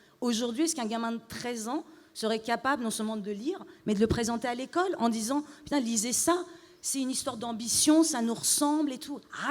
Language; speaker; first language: French; early bilingual, other home language; Persian